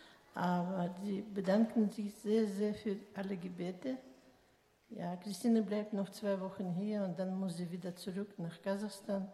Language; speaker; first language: German; early bilingual, heritage; German